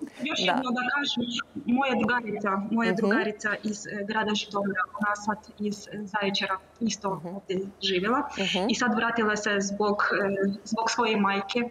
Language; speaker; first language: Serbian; non-native, learner; Ukrainian